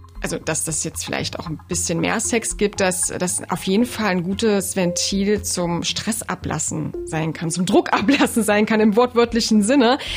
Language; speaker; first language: German; native; German